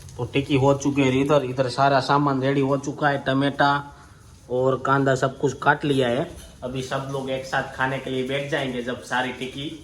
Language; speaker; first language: Hindi; non-native, local second language; Gujarati